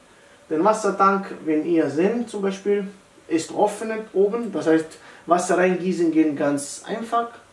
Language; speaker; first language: German; non-native, learner; Italian